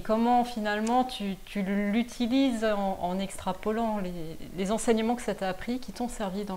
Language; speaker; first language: French; native; French